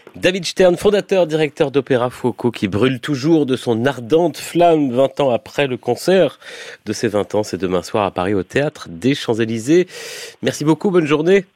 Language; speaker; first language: French; native; French